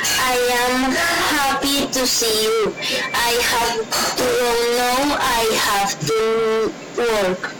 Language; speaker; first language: English; non-native, learner; Spanish